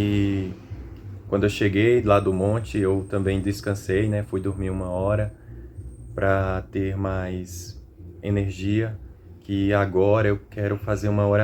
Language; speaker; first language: Portuguese; native; Portuguese